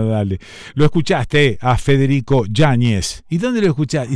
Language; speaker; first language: Spanish; native; Spanish